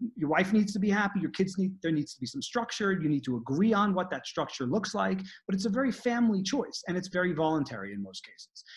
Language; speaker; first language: English; native; English